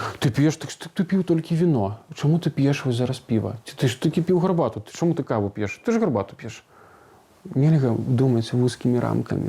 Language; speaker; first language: Belarusian; non-native, local second language; Russian